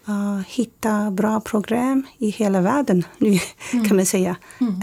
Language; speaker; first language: Swedish; non-native, fluent; Chinese